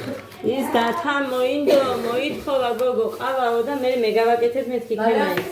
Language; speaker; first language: Georgian; native; Georgian